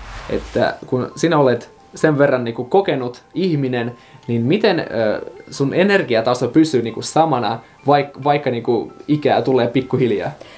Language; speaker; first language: Finnish; non-native, fluent; Russian